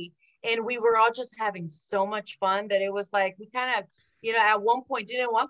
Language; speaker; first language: English; early bilingual, other home language; Spanish